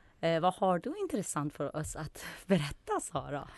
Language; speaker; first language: Swedish; non-native, fluent; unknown